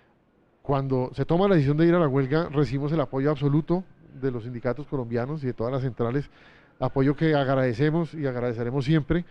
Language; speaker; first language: Spanish; native; Spanish